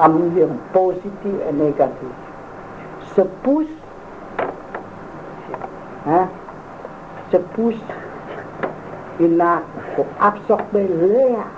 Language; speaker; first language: French; non-native, fluent; Vietnamese